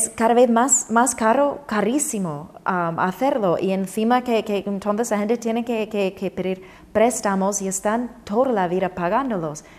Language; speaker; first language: Spanish; non-native, fluent; English